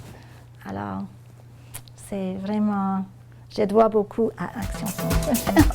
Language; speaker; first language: French; non-native, fluent; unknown